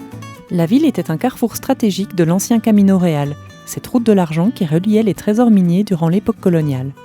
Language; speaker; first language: French; native; French